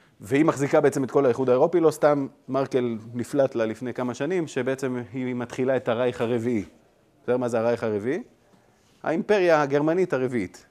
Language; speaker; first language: Hebrew; native; Hebrew